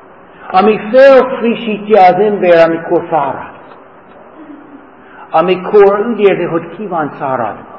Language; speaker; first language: Hungarian; non-native, fluent; English